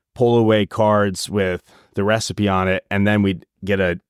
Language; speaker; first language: English; native; English